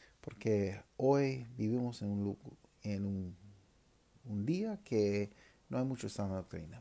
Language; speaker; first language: Spanish; non-native, fluent; English